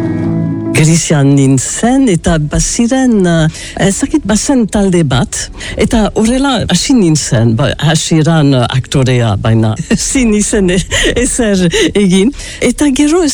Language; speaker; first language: Basque; early bilingual, heritage; English